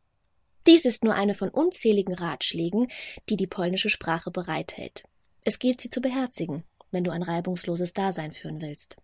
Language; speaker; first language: German; native; German